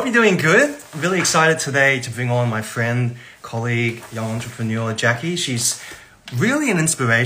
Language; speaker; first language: English; native; English